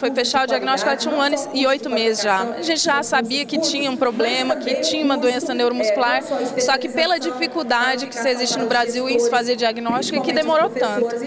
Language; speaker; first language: Portuguese; native; Portuguese